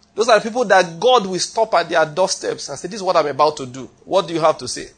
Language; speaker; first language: English; non-native, local second language; Yoruba